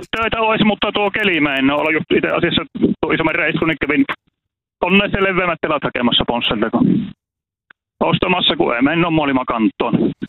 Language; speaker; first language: Finnish; native; Finnish